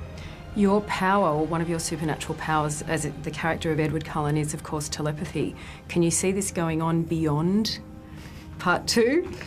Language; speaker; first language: English; native; English